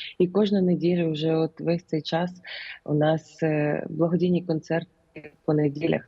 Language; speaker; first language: Ukrainian; non-native, local second language; Russian